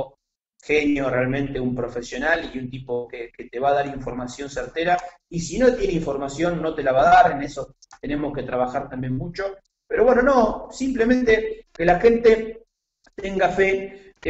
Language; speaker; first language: Spanish; native; Spanish